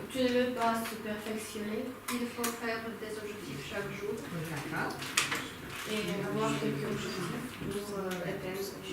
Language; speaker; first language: French; non-native, learner; Ukrainian